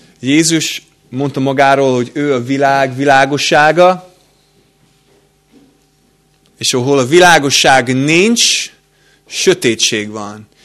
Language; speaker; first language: Hungarian; non-native, fluent; English